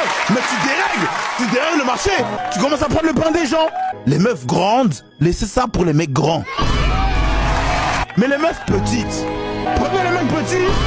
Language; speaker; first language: French; native; French